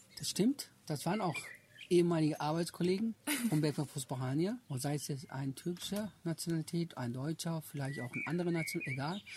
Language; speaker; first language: German; early bilingual, other home language; Turkish